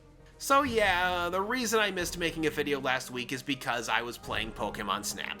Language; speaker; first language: English; native; English